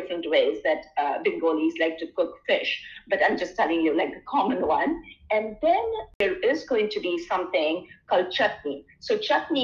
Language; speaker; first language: English; non-native, local second language; Bangla